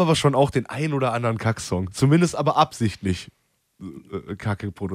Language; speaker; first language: German; native; German